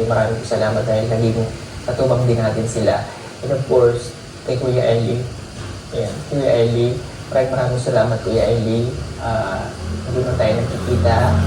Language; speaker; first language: Filipino; native; Filipino